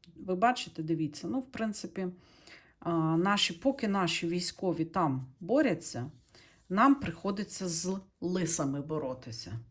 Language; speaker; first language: Ukrainian; non-native, local second language; Russian